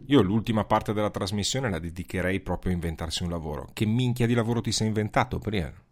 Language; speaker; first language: Italian; native; Italian